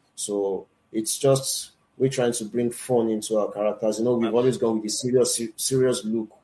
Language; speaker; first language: English; non-native, local second language; Yoruba